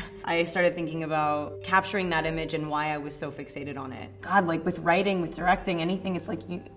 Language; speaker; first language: English; native; English